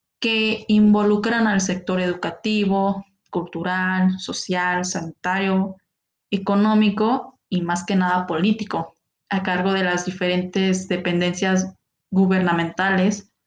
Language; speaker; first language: Spanish; native; Spanish